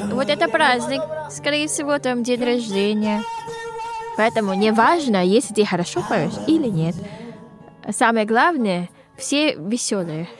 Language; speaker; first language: Russian; non-native, learner; Filipino